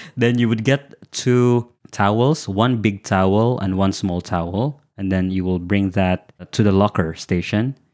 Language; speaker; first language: English; non-native, local second language; Filipino